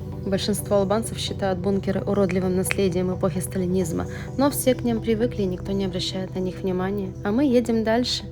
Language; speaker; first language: Russian; native; Russian